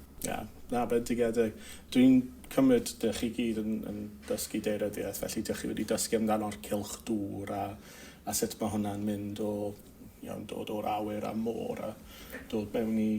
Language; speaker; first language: Welsh; non-native, local second language; English